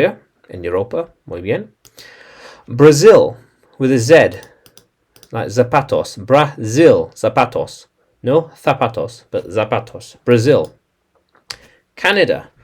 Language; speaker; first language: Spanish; non-native, learner; English